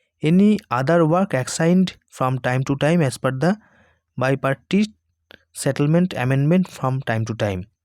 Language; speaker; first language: English; non-native, local second language; Bangla